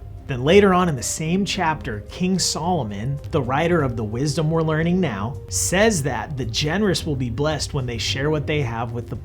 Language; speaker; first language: English; native; English